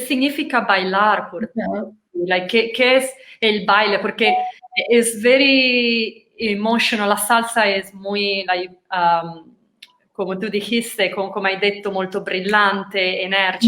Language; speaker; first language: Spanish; non-native, learner; Italian